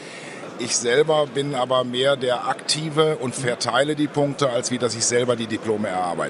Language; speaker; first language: German; native; German